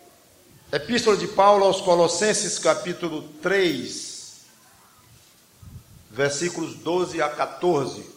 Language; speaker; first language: Portuguese; native; Portuguese